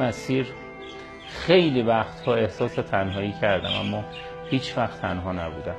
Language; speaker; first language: Persian; native; Persian